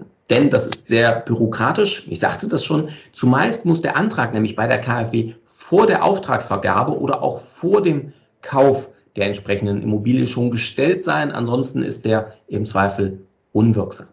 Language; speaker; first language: German; native; German